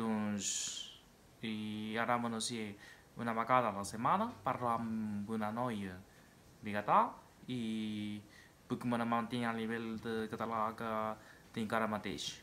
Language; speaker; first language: Catalan; non-native, fluent; Japanese